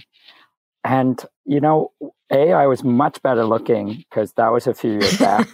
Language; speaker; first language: English; non-native, fluent; Vietnamese